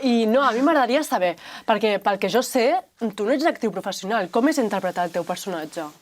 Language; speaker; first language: Catalan; native; Catalan